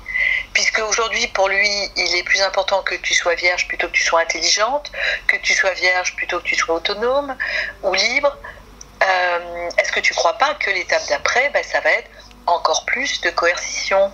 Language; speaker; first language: French; native; French